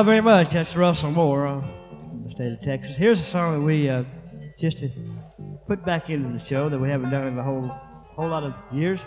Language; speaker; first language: English; native; English